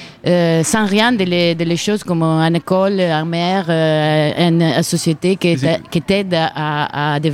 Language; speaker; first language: French; non-native, learner; Italian